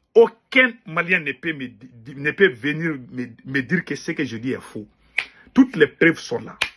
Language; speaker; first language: French; non-native, local second language; Bambara